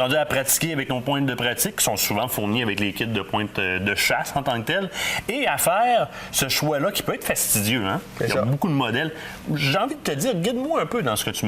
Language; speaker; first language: French; native; French